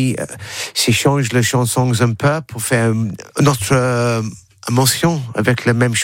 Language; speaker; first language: French; non-native, learner; English